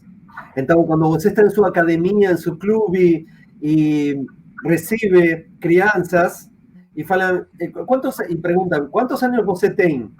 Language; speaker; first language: Portuguese; non-native, fluent; Spanish